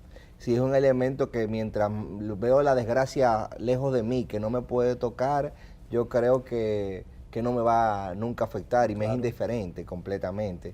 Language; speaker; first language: Spanish; native; Spanish